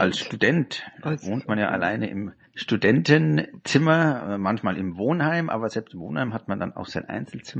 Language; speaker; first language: German; native; German